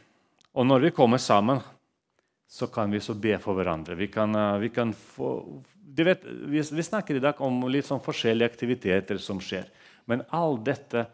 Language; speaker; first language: Norwegian; non-native, fluent; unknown